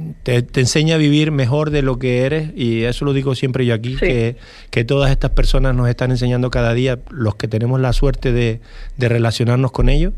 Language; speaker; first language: Spanish; native; Spanish